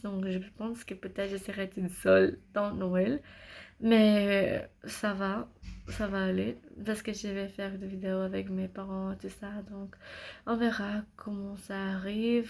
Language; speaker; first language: French; non-native, learner; English